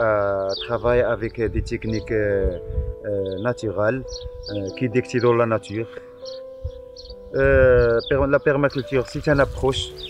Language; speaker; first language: French; non-native, learner; Arabic